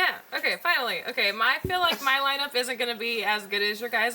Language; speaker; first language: English; native; English